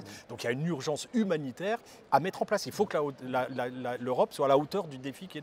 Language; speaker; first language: French; native; French